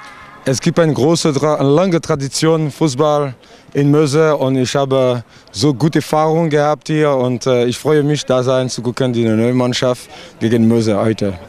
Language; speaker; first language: German; non-native, learner; French